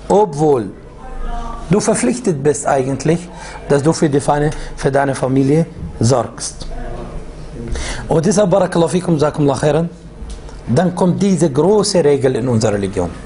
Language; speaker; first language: German; non-native, fluent; Arabic